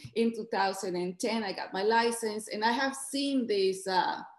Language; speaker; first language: English; non-native, fluent; Spanish